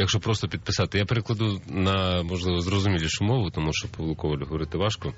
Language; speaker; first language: Ukrainian; native; Ukrainian